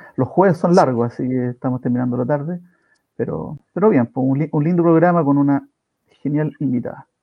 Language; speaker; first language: Spanish; native; Spanish